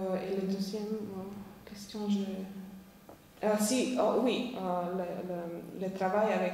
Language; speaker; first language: French; non-native, fluent; Slovenian